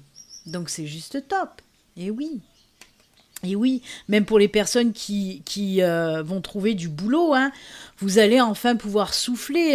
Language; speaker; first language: French; native; French